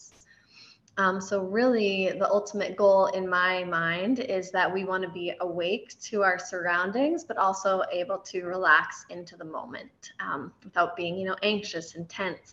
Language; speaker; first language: English; native; English